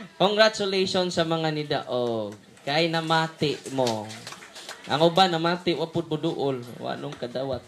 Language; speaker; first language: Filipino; non-native, local second language; Cebuano